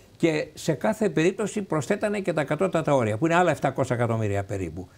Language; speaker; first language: Greek; native; Greek